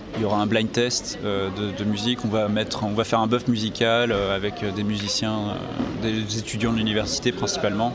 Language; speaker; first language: French; native; French